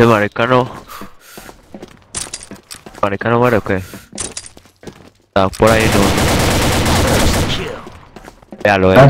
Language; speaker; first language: Spanish; native; Spanish